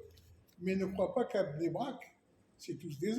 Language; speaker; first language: French; native; French